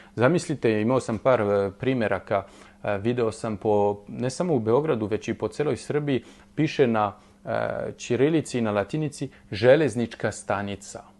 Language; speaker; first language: Bosnian; non-native, fluent; French